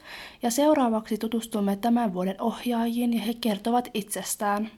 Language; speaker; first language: Finnish; native; Finnish